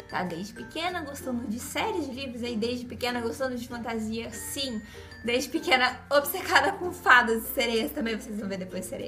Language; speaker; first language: Portuguese; native; Portuguese